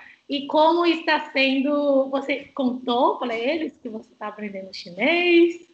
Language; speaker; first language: Portuguese; non-native, fluent; Chinese